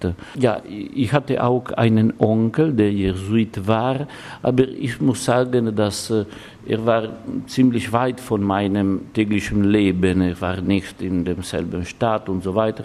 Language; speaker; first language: German; non-native, fluent; Italian